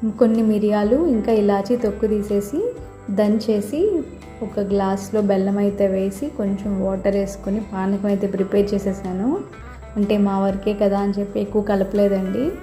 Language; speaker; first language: Telugu; native; Telugu